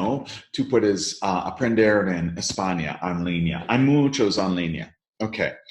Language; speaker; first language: Spanish; non-native, learner; English